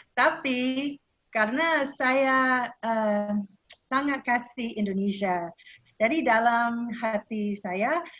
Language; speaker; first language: Indonesian; non-native, learner; English